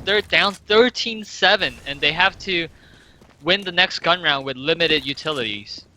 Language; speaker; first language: English; native; English